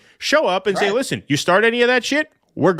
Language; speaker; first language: English; native; English